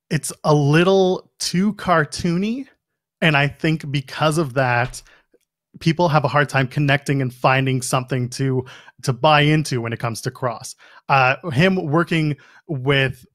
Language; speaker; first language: English; native; English